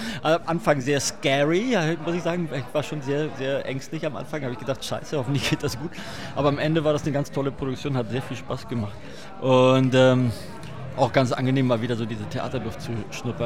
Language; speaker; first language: German; native; German